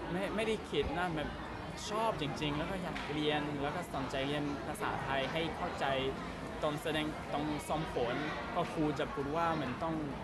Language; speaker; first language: Thai; non-native, learner; English